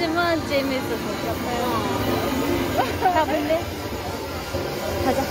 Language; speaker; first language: Korean; non-native, learner; Mongolian